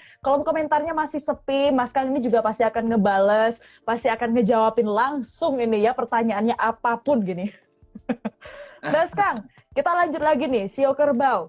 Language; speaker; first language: Indonesian; native; Indonesian